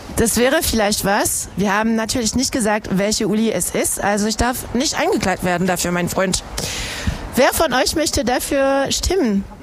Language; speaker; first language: German; non-native, fluent; French